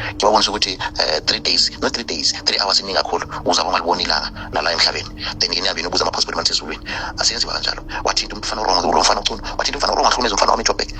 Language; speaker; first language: Zulu; non-native, fluent; Nyanja